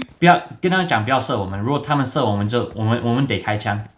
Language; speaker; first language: Chinese; early bilingual, heritage; Chinese